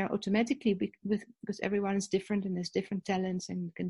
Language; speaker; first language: English; non-native, fluent; Dutch